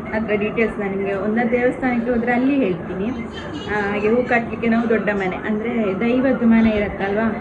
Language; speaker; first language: Kannada; non-native, local second language; Tulu